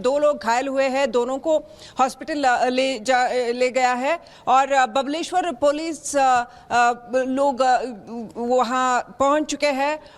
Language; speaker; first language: Hindi; non-native, local second language; Kannada